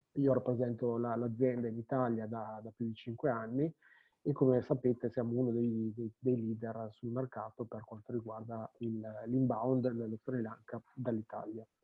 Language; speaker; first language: Italian; native; Italian